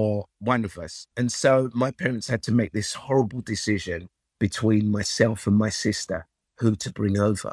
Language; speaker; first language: English; early bilingual, other home language; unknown